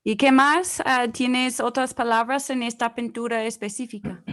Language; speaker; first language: Spanish; non-native, fluent; English